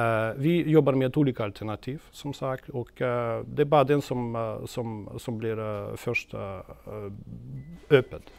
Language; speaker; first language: Swedish; non-native, fluent; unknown